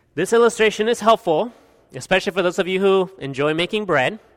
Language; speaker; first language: English; early bilingual, other home language; Spanish